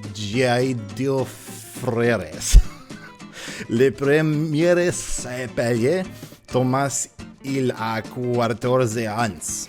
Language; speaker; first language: French; non-native, learner; English